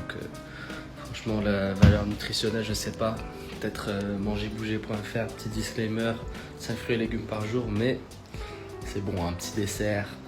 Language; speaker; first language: French; native; French